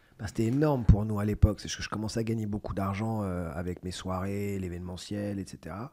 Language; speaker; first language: French; native; French